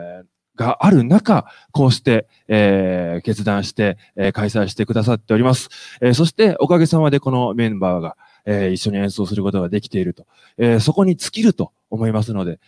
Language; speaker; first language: Japanese; native; Japanese